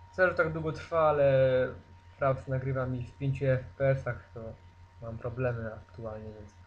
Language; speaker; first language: Polish; native; Polish